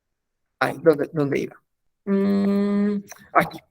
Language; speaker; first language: Spanish; native; Spanish